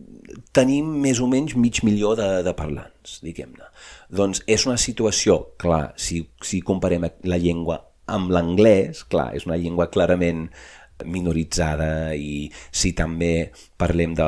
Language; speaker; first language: Catalan; non-native, fluent; English